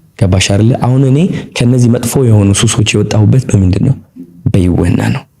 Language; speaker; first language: Amharic; non-native, local second language; Tigrinya